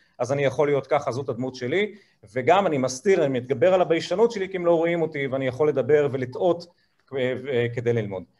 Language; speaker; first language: Hebrew; non-native, local second language; Arabic